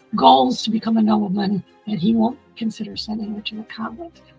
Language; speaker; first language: English; early bilingual, other home language; Italian